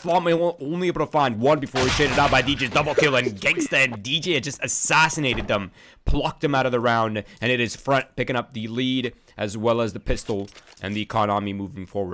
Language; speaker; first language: English; native; English